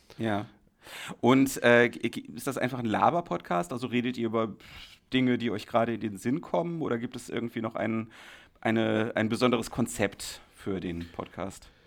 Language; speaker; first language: German; native; German